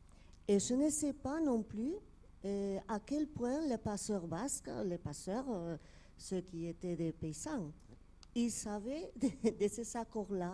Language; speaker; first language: French; non-native, fluent; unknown